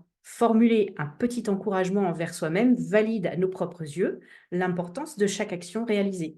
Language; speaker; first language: French; native; French